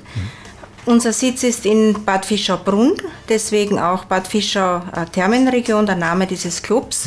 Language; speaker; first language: German; native; German